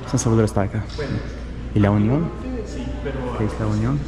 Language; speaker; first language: Spanish; non-native, fluent; German